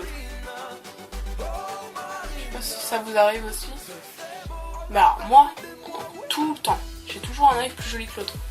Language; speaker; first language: French; native; French